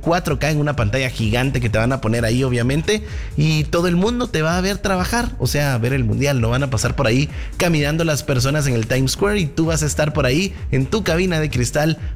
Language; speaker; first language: Spanish; native; Spanish